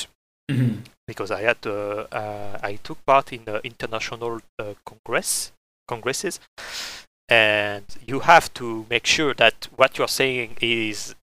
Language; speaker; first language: English; non-native, fluent; French